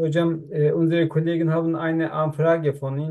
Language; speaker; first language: German; non-native, learner; Turkish